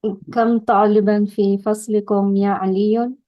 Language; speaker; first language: Arabic; non-native, learner; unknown